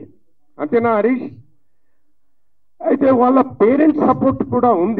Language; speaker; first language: Telugu; native; Telugu